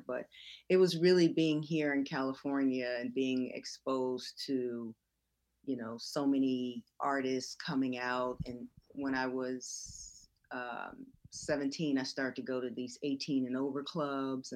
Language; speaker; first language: English; native; English